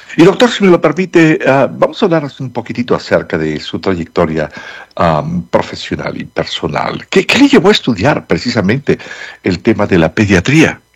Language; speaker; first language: Spanish; native; Spanish